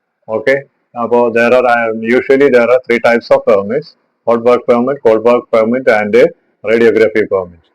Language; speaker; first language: English; non-native, local second language; Malayalam